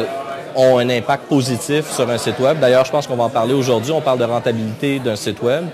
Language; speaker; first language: French; native; French